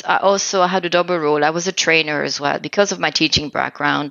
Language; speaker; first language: English; non-native, fluent; French